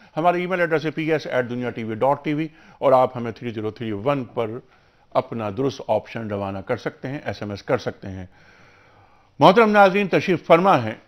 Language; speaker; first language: Urdu; native; Urdu